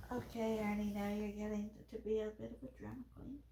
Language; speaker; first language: English; native; English